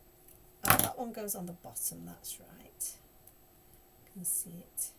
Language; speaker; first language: English; native; English